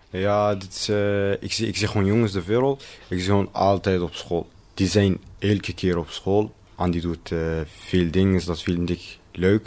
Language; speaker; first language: Dutch; non-native, learner; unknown